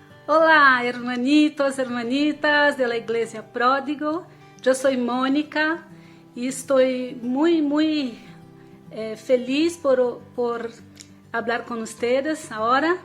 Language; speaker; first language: Spanish; non-native, learner; Portuguese